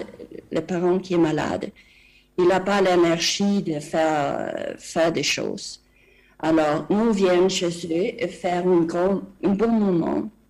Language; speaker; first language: French; non-native, fluent; Swedish